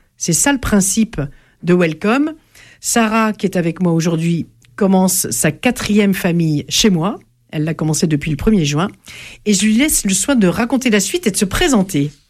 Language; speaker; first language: French; native; French